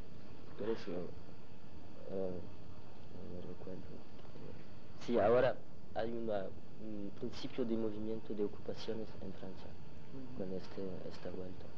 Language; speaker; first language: Spanish; non-native, learner; French